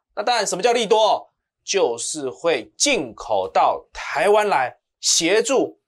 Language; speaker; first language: Chinese; native; Chinese